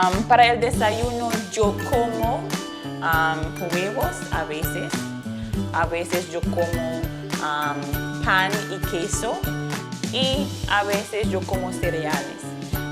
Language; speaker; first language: Spanish; non-native, fluent; English